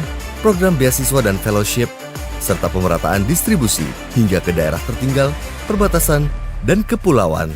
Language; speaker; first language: Indonesian; native; Indonesian